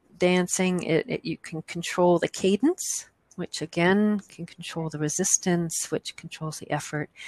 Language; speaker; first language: English; native; English